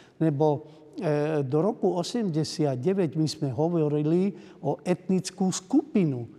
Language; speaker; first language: Slovak; non-native, local second language; Hungarian